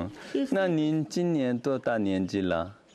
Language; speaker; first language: Chinese; non-native, fluent; Korean